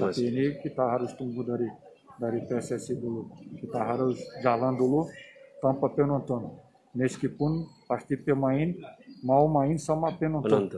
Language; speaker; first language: Indonesian; non-native, fluent; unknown